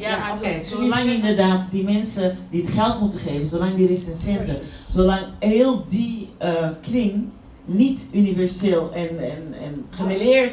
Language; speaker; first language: Dutch; native; Dutch